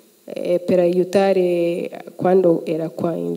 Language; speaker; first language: Italian; non-native, fluent; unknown